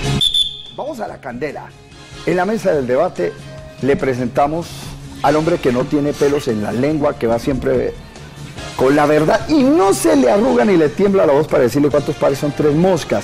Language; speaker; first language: Spanish; native; Spanish